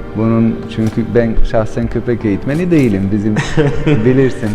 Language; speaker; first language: Turkish; non-native, fluent; Albanian